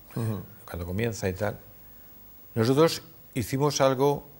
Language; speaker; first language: Spanish; native; Spanish